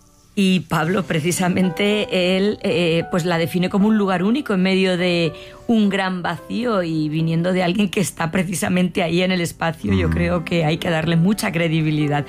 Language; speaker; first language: Spanish; native; Spanish